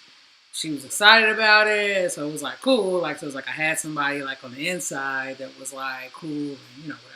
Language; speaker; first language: English; native; English